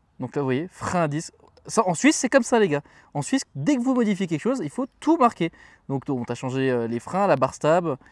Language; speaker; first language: French; early bilingual, other home language; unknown